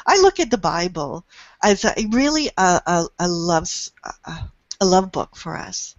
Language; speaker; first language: English; native; English